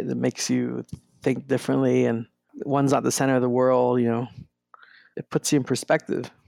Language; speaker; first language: English; non-native, local second language; Spanish